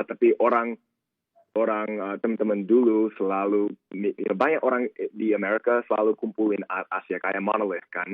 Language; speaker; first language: Indonesian; early bilingual, heritage; Indonesian